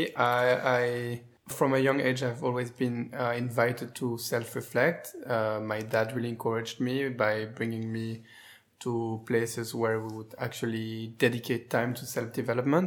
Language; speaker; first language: English; non-native, fluent; French